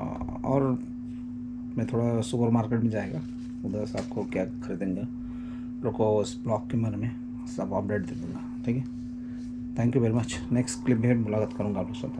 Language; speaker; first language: Hindi; non-native, local second language; Bangla